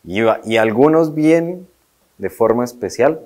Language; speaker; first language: Spanish; native; Spanish